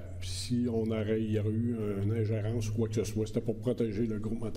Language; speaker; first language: French; native; French